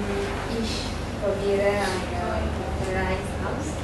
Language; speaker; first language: German; non-native, learner; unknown